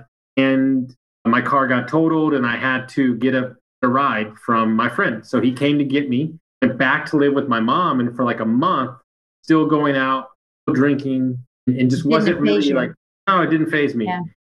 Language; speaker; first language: English; native; English